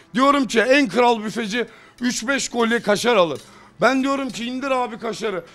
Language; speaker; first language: Turkish; native; Turkish